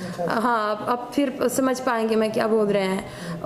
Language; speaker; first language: Hindi; non-native, learner; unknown